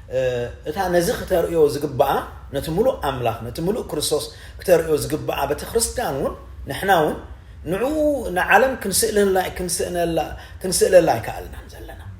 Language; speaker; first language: Tigrinya; native; Tigrinya